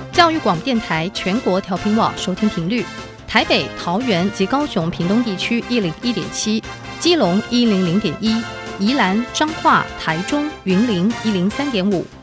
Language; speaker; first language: Chinese; native; Chinese